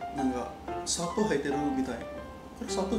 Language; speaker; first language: Japanese; non-native, learner; Indonesian